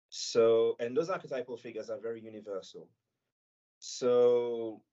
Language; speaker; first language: English; non-native, fluent; French